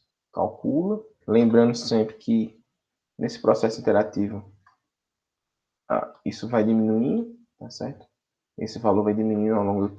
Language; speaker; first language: Portuguese; native; Portuguese